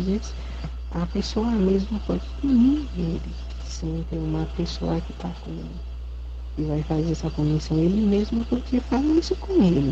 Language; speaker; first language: Portuguese; non-native, learner; Haitian Creole